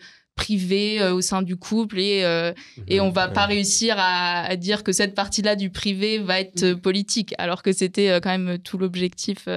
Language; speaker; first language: French; native; French